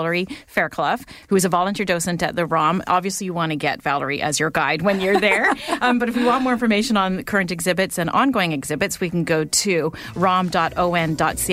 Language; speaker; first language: English; native; English